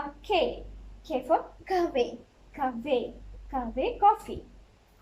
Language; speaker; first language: Turkish; non-native, fluent; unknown